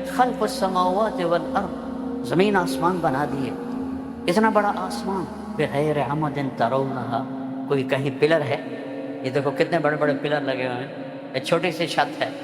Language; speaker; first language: Urdu; non-native, local second language; Punjabi